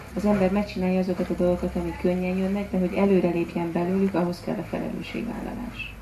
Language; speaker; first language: Hungarian; native; Hungarian